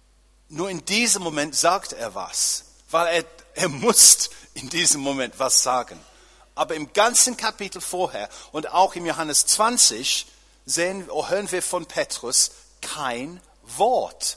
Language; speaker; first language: German; non-native, fluent; English